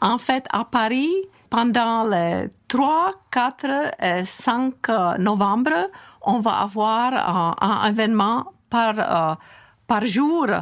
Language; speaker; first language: French; non-native, fluent; Czech